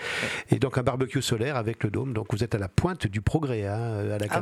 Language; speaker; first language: French; native; French